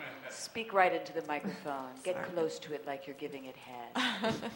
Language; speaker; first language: English; native; English